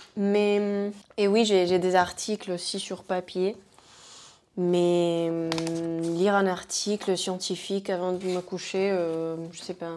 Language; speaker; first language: French; non-native, fluent; Spanish